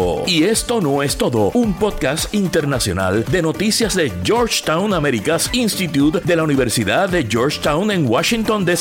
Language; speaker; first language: Spanish; native; Spanish